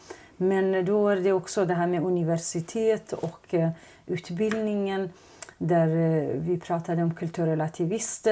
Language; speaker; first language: Swedish; non-native, fluent; Kurdish